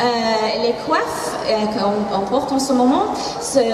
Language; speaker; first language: French; non-native, fluent; English